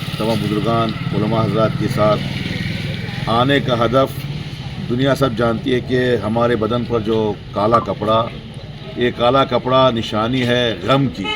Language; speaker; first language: Urdu; native; Urdu